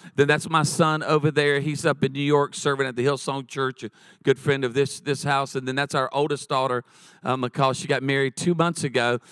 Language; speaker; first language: English; native; English